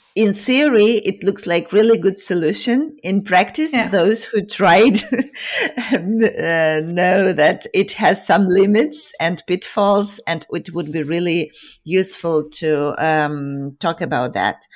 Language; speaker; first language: English; non-native, fluent; Ukrainian